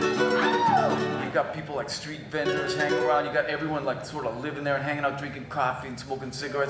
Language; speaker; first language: English; native; English